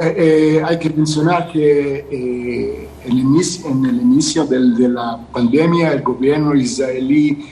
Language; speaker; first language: Spanish; non-native, fluent; Hebrew